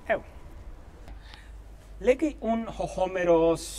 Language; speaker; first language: Greek; non-native, fluent; Spanish